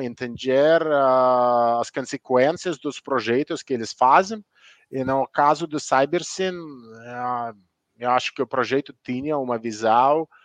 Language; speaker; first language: Portuguese; non-native, learner; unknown